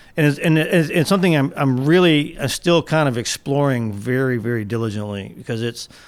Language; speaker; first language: English; native; English